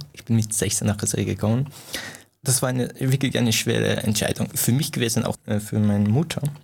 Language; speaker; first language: German; non-native, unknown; Persian